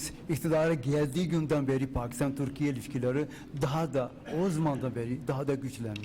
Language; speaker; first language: Turkish; non-native, fluent; Urdu